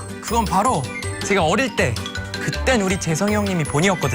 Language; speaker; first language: Korean; native; Korean